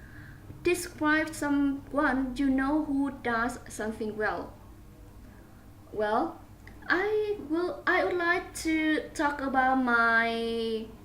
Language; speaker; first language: English; non-native, learner; Vietnamese